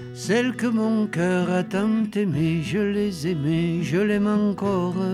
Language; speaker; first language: French; native; French